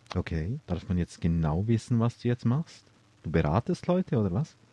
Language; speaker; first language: German; native; German